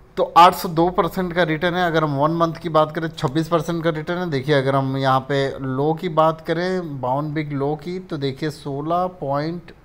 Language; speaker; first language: Hindi; native; Hindi